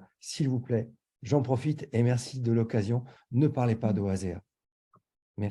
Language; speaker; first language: French; native; French